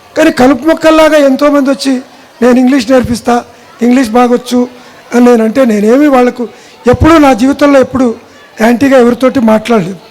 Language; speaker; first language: Telugu; non-native, local second language; Kannada